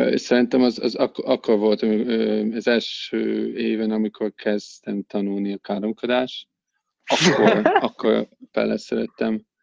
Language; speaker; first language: Hungarian; non-native, fluent; English